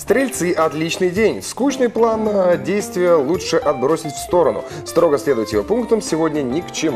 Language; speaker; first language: Russian; native; Russian